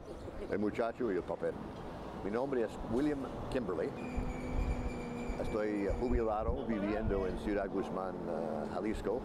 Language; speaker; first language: Spanish; non-native, fluent; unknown